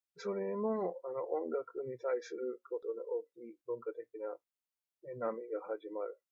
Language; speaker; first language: Japanese; non-native, fluent; English